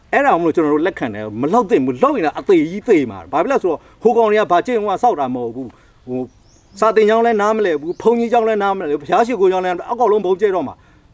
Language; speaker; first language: Burmese; non-native, local second language; S'gaw Karen